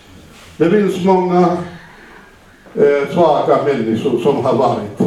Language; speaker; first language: Swedish; non-native, fluent; Finnish